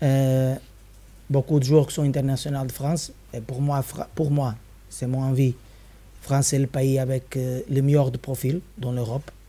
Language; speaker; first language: French; non-native, fluent; Spanish